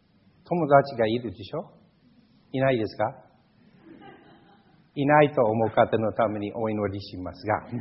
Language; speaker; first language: Japanese; non-native, fluent; English